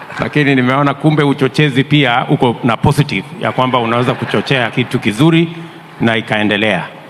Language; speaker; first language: Swahili; non-native, local second language; Kalenjin